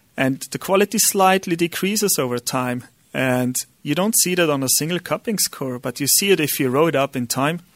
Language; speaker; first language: English; non-native, fluent; German